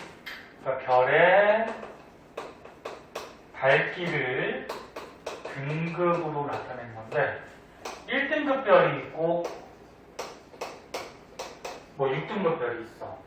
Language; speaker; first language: Korean; native; Korean